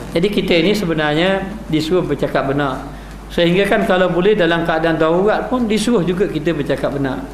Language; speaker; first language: Malay; native; Malay